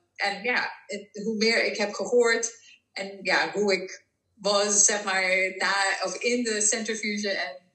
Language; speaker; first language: Dutch; non-native, fluent; English